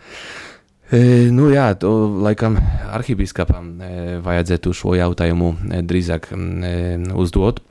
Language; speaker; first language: Latvian; non-native, fluent; Polish